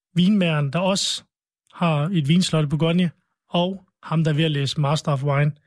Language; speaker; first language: Danish; native; Danish